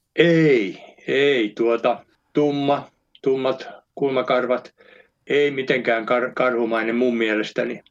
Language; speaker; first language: Finnish; native; Finnish